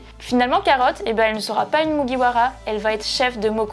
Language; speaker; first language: French; native; French